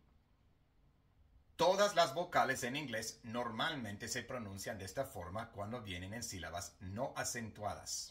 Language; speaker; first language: Spanish; non-native, fluent; English